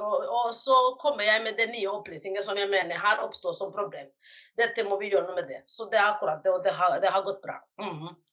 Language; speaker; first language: Norwegian; non-native, fluent; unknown